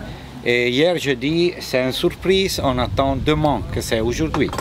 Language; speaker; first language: French; non-native, fluent; Italian